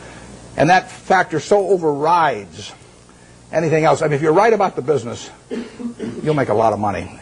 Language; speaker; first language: English; native; English